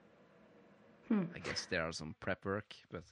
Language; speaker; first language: English; non-native, fluent; Norwegian